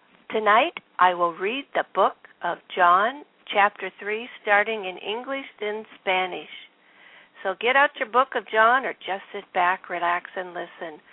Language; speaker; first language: English; native; English